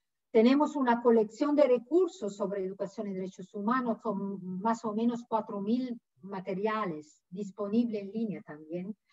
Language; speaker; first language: Spanish; non-native, fluent; Italian